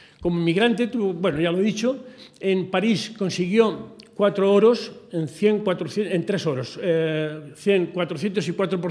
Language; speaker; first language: Spanish; native; Spanish